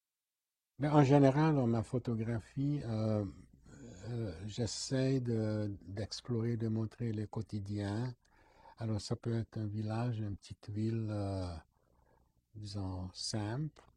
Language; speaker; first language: French; non-native, fluent; Hungarian